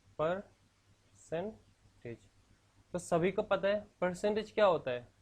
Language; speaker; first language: Hindi; non-native, local second language; Assamese